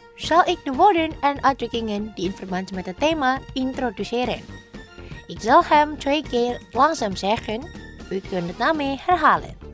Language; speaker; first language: Dutch; non-native, learner; Indonesian